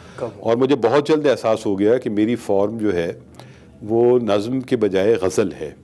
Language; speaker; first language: Urdu; native; Urdu